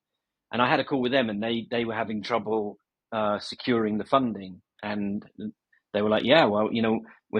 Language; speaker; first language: English; native; English